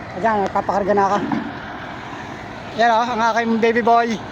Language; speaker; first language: Filipino; native; Filipino